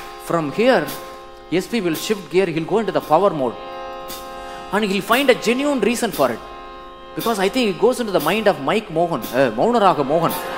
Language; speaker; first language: English; non-native, local second language; Tamil